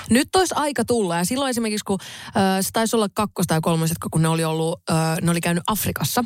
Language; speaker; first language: Finnish; native; Finnish